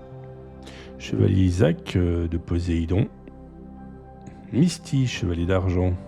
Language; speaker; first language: French; native; French